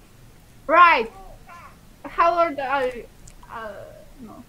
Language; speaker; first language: English; non-native, learner; Polish